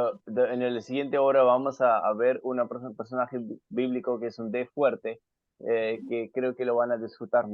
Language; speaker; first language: Spanish; non-native, fluent; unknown